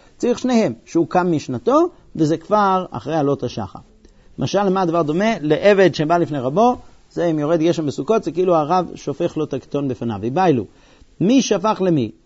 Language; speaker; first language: Hebrew; non-native, fluent; English